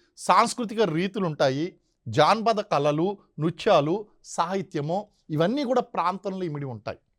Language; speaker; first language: Telugu; native; Telugu